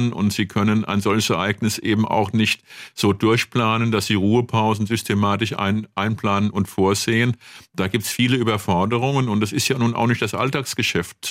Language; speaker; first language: German; native; German